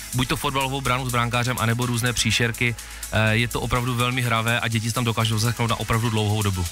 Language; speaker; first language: Czech; native; Czech